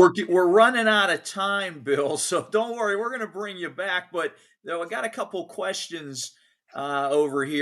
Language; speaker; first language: English; native; English